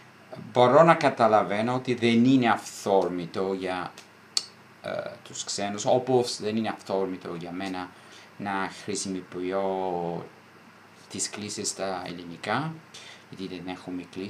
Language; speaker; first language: Greek; non-native, fluent; Italian